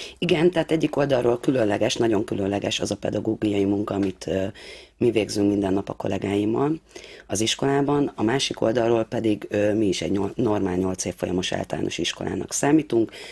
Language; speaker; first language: Hungarian; native; Hungarian